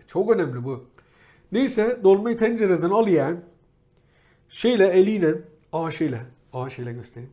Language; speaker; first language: Turkish; native; Turkish